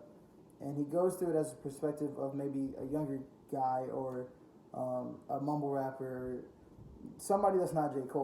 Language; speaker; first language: English; native; English